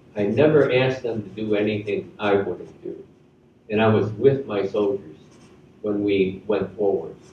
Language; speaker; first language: English; native; English